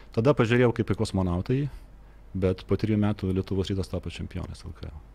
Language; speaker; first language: Lithuanian; native; Lithuanian